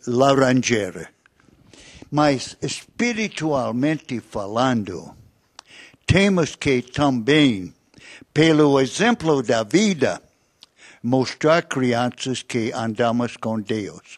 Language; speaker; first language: Portuguese; non-native, fluent; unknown